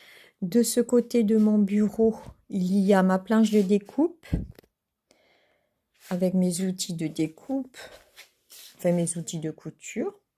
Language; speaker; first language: French; native; French